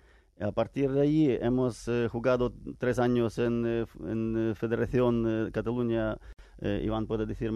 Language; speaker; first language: Spanish; non-native, fluent; Ukrainian